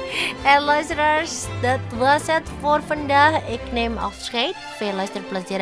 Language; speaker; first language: Dutch; non-native, learner; Indonesian